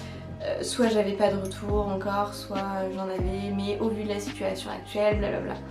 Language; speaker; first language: French; native; French